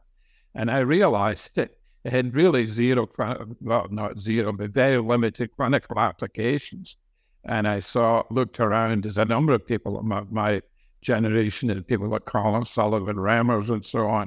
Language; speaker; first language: English; native; English